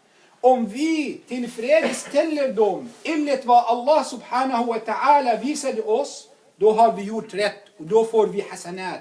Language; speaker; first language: Swedish; non-native, fluent; Arabic